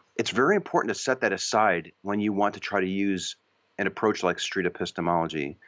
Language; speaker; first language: English; native; English